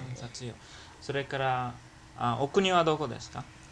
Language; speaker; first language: Japanese; early bilingual, heritage; Japanese